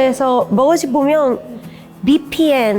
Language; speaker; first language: Korean; non-native, learner; Spanish